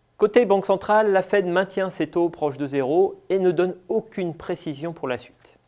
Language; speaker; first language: French; native; French